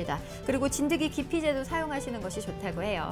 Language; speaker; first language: Korean; native; Korean